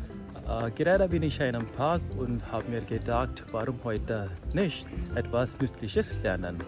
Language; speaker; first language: German; non-native, fluent; Hindi